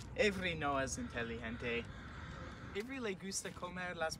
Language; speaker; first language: Spanish; non-native, learner; English